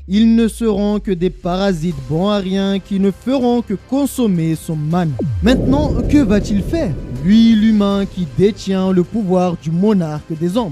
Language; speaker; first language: French; native; French